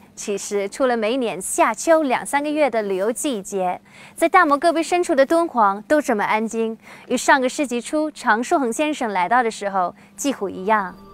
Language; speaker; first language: Chinese; non-native, fluent; English